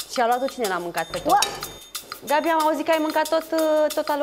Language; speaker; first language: Romanian; native; Romanian